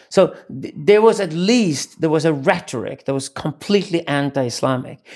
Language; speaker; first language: English; non-native, fluent; Swedish